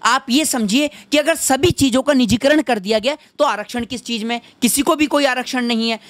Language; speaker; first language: Hindi; native; Hindi